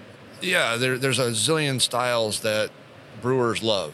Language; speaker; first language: English; native; English